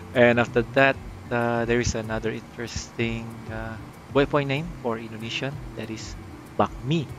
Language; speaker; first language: English; non-native, fluent; Indonesian